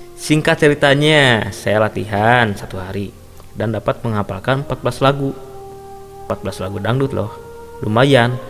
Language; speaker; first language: Indonesian; native; Indonesian